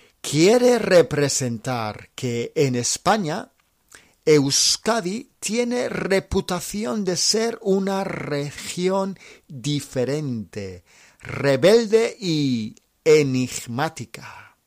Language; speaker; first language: Spanish; non-native, fluent; English